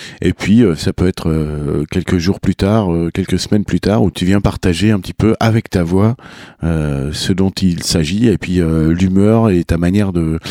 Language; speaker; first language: French; native; French